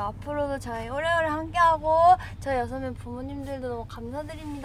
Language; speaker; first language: Korean; non-native, fluent; Thai